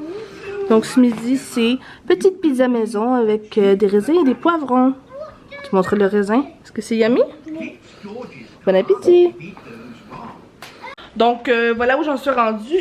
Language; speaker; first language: French; native; French